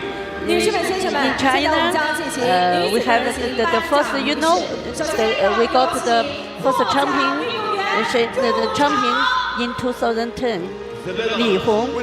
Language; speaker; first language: English; non-native, learner; Chinese